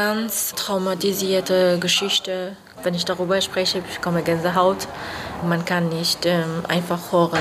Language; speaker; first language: German; non-native, fluent; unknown